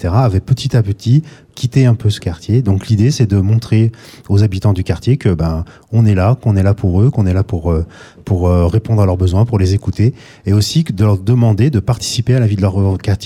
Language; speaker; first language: French; native; French